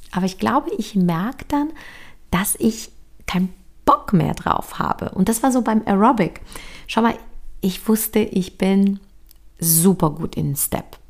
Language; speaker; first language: German; early bilingual, other home language; Polish